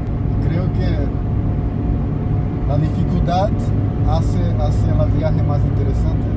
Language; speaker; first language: Spanish; non-native, fluent; Portuguese